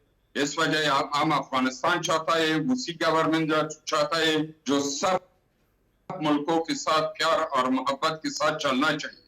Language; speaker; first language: Hindi; non-native, learner; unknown